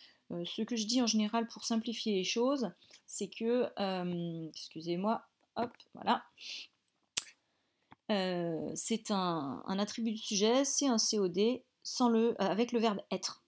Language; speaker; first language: French; native; French